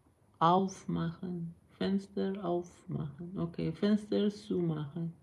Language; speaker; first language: German; non-native, learner; Persian